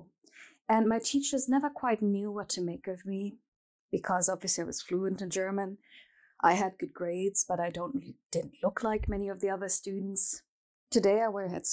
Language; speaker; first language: English; non-native, fluent; German